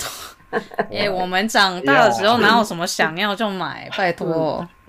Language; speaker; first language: Chinese; early bilingual, heritage; Chinese